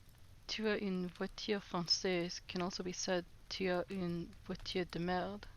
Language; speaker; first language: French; non-native, learner; English